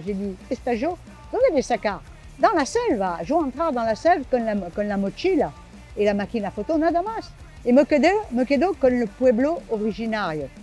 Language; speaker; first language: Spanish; non-native, learner; French